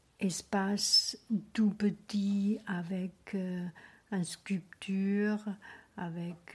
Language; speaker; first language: French; non-native, learner; Chinese